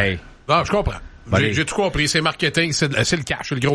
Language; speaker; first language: French; native; French